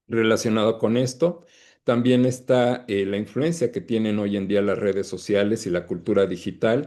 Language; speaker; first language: Spanish; native; Spanish